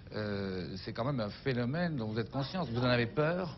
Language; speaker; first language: French; native; French